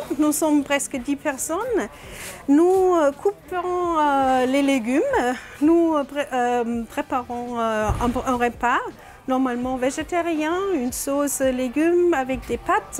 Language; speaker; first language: French; non-native, fluent; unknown